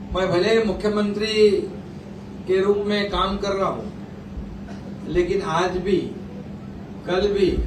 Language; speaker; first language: Hindi; non-native, local second language; Marathi